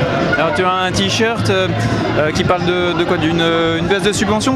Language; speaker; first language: French; native; French